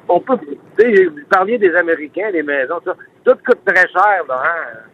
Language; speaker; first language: French; native; French